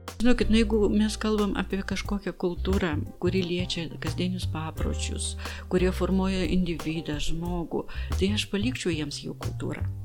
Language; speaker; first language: Lithuanian; non-native, local second language; Polish